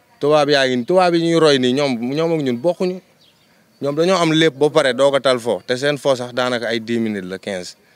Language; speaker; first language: Wolof; native; Wolof